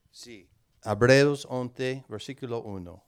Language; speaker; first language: Spanish; non-native, learner; English